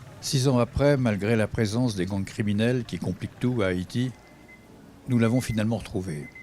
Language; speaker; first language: French; native; French